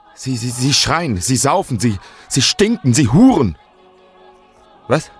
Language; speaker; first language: German; native; German